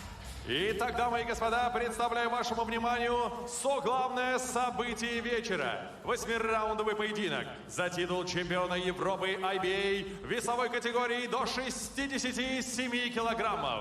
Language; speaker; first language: Russian; native; Russian